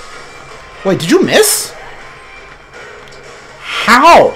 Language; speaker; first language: English; native; English